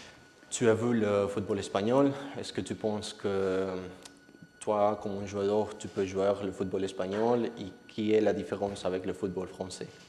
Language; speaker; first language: French; non-native, learner; Spanish